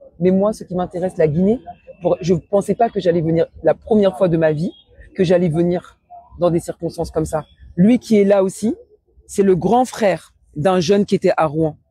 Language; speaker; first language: French; early bilingual, other home language; Wolof